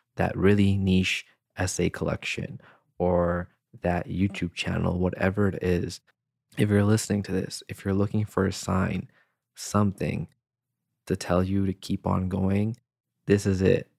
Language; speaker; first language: English; native; English